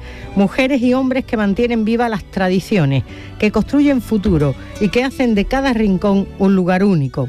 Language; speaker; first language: Spanish; native; Spanish